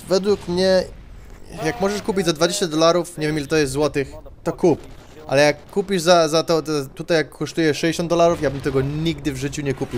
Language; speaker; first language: Polish; early bilingual, heritage; Polish